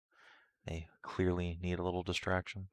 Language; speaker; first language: English; native; English